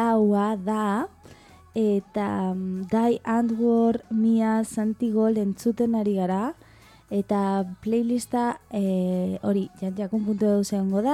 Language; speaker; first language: Basque; non-native, learner; Spanish